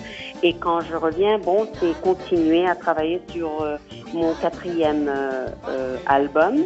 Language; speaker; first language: French; non-native, fluent; Kabuverdianu